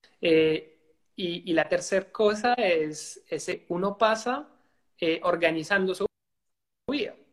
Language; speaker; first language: Spanish; non-native, fluent; French